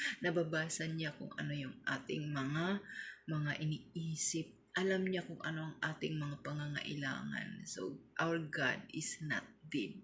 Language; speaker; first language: Filipino; non-native, local second language; Waray